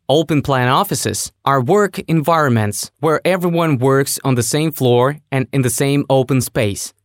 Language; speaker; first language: English; non-native, fluent; Russian